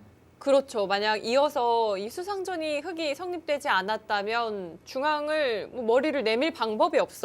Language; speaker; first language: Korean; native; Korean